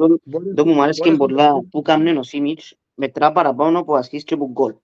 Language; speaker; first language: Greek; early bilingual, heritage; Greek